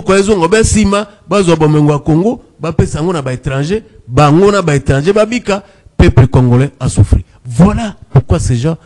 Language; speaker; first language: Lingala; native; Lingala